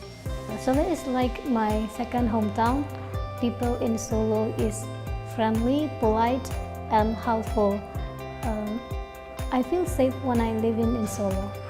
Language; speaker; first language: English; non-native, fluent; Burmese